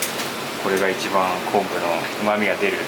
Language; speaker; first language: Japanese; native; Japanese